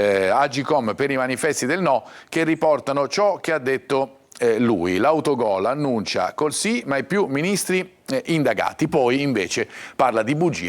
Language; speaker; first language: Italian; native; Italian